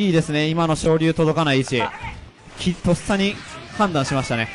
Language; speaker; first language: Japanese; native; Japanese